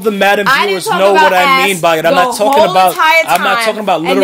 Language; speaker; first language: English; native; English